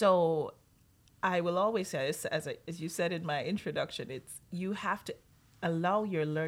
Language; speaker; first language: English; non-native, local second language; Jamaican Creole English